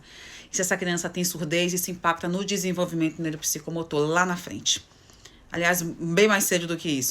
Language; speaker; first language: Portuguese; native; Portuguese